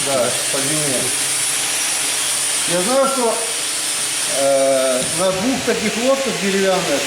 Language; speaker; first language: Russian; native; Russian